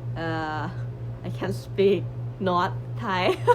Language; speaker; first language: English; non-native, learner; Thai